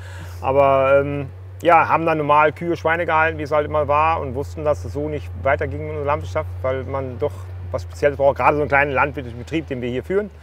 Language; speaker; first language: German; native; German